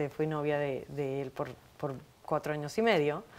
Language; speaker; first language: Spanish; native; Spanish